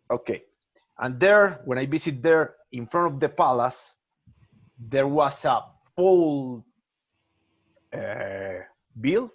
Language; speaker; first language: English; non-native, learner; Spanish